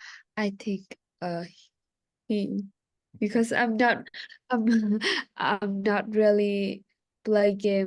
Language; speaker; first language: English; non-native, learner; Vietnamese